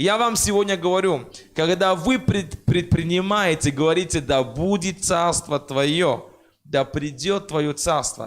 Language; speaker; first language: Russian; non-native, fluent; French